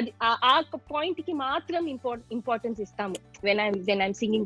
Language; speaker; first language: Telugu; non-native, local second language; Tamil